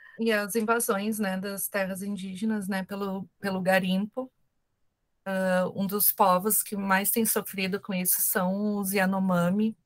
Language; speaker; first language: Portuguese; native; Portuguese